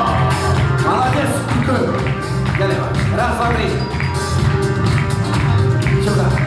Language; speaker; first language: Russian; non-native, local second language; Kyrgyz